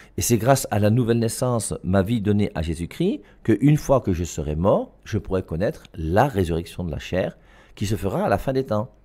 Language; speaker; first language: French; native; French